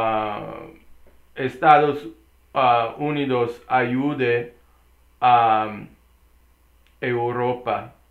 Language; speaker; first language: Spanish; non-native, learner; English